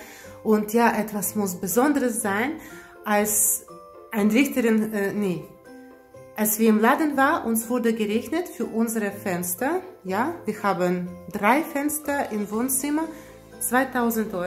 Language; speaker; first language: German; non-native, fluent; Russian